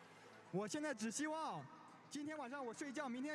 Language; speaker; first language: Chinese; native; Chinese